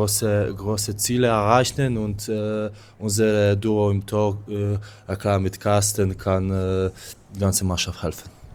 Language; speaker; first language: German; non-native, learner; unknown